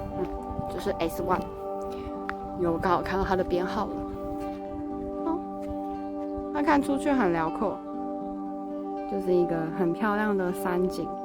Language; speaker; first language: Chinese; native; Chinese